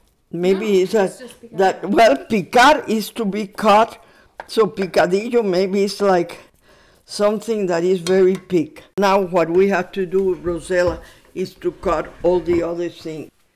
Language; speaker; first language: English; non-native, fluent; Spanish